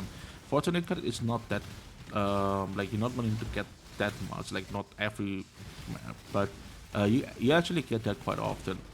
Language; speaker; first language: English; non-native, fluent; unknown